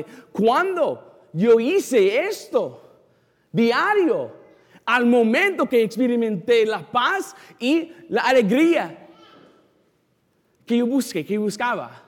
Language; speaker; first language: Spanish; non-native, fluent; English